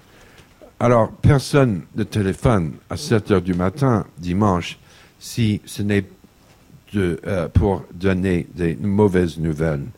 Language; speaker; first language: French; non-native, fluent; English